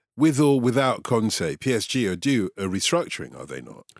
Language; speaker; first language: English; native; English